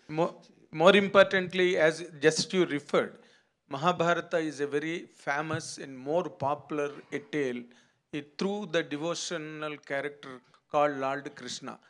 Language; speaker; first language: English; non-native, local second language; Telugu